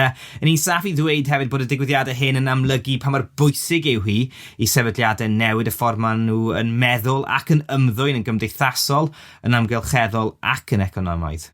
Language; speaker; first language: Welsh; native; Welsh